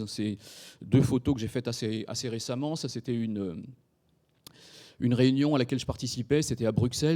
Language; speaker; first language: French; native; French